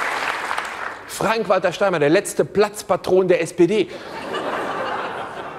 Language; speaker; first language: German; native; German